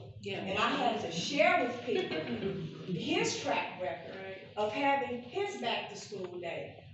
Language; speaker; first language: English; native; English